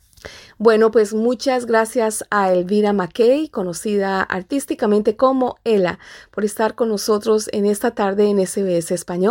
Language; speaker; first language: Spanish; native; Spanish